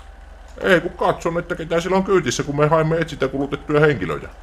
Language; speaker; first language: Finnish; native; Finnish